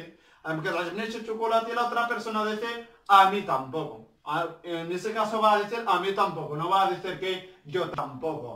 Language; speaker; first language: Spanish; non-native, learner; Arabic